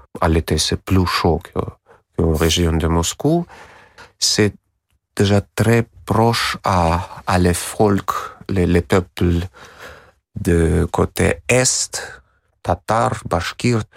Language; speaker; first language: French; non-native, learner; Russian